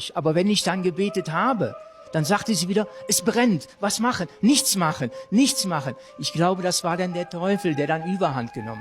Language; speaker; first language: German; non-native, fluent; English